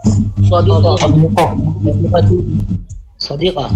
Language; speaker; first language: Arabic; non-native, learner; Bangla